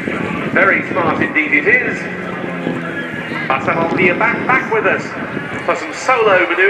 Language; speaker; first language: English; native; English